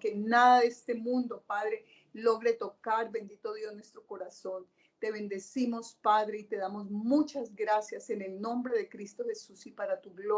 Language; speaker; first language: Spanish; native; Spanish